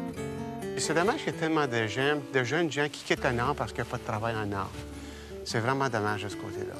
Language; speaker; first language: French; native; French